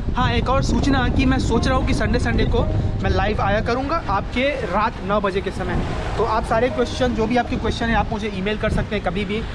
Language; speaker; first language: Hindi; native; Hindi